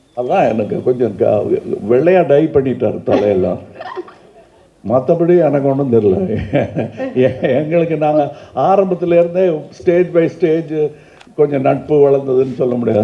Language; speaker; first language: Tamil; native; Tamil